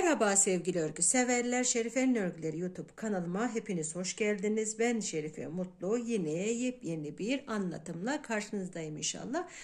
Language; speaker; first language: Turkish; native; Turkish